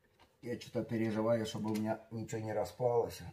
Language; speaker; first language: Russian; native; Russian